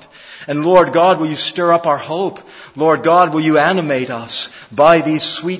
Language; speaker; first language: English; native; English